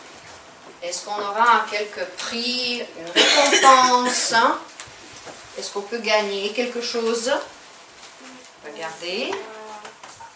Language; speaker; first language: French; non-native, fluent; Ukrainian